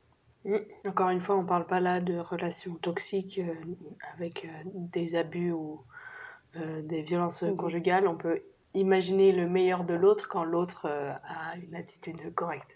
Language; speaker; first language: French; native; French